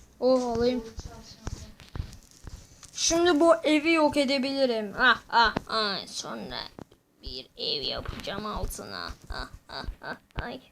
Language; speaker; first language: Turkish; native; Turkish